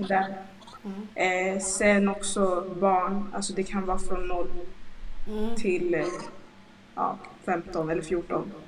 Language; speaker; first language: Swedish; early bilingual, other home language; Lingala